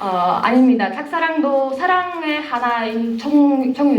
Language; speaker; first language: Korean; non-native, learner; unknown